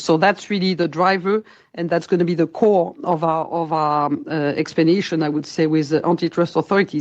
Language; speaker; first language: English; non-native, fluent; French